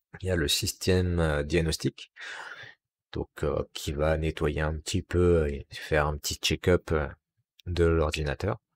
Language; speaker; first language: French; native; French